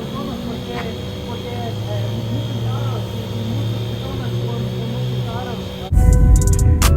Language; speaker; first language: Spanish; non-native, learner; English